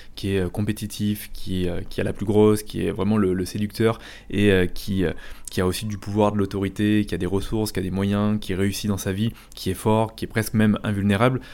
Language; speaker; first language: French; native; French